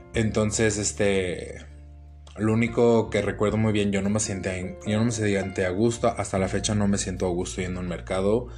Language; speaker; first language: Spanish; early bilingual, heritage; Spanish